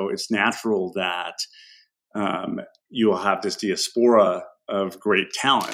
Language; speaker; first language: English; non-native, fluent; Arabic